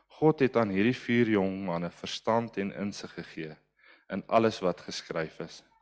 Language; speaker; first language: Afrikaans; non-native, local second language; English